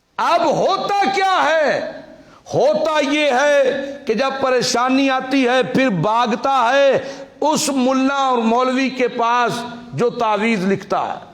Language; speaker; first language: Urdu; non-native, local second language; Punjabi